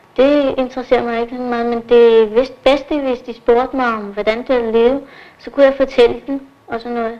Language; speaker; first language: Danish; early bilingual, other home language; Macedonian